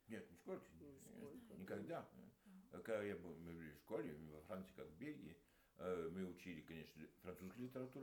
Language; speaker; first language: Russian; early bilingual, heritage; Russian